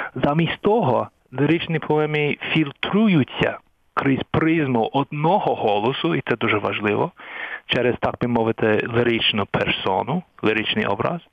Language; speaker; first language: Ukrainian; non-native, fluent; English